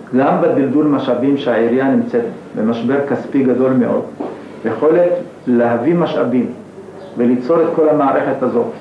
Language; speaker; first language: Hebrew; native; Hebrew